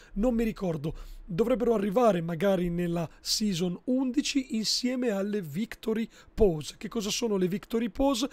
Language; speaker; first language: Italian; native; Italian